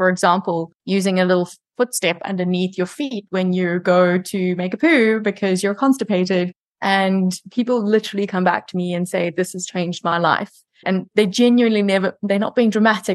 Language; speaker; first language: English; native; English